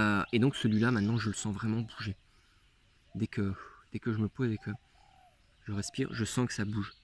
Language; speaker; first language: French; native; French